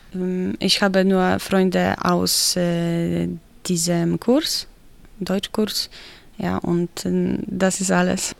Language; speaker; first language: German; non-native, fluent; Polish